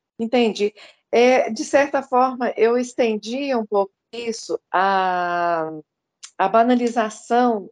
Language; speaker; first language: Portuguese; native; Portuguese